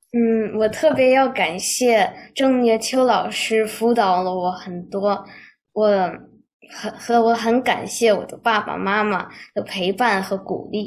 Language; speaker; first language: Chinese; early bilingual, heritage; Chinese